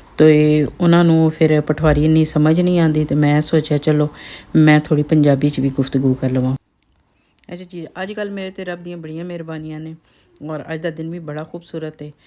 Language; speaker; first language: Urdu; non-native, local second language; Pahari-Potwari